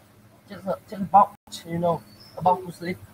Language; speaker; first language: English; non-native, learner; Vietnamese